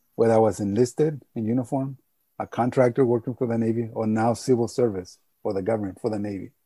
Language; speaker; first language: English; early bilingual, other home language; Spanish